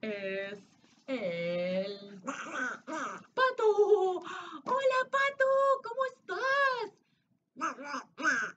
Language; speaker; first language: Spanish; non-native, fluent; English